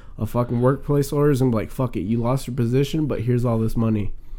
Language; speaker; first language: English; early bilingual, other home language; Spanish